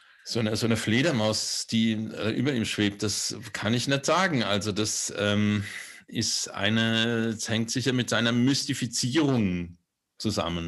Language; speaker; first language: German; native; German